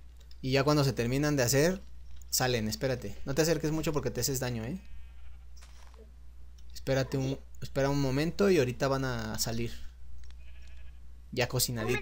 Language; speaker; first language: Spanish; native; Spanish